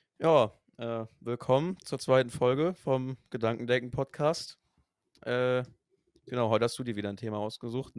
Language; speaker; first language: German; native; German